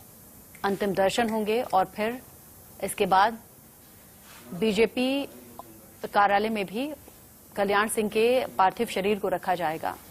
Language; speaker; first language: Hindi; native; Hindi